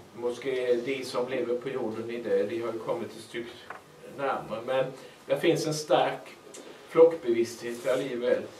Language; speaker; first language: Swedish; native; Swedish